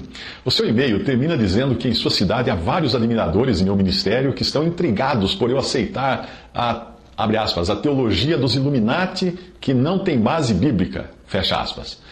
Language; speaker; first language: Portuguese; native; Portuguese